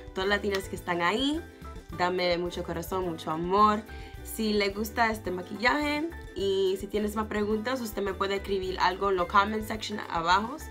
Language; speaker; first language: Spanish; early bilingual, heritage; English